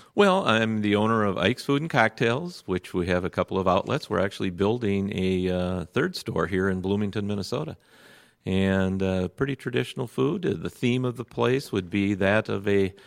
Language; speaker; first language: English; native; English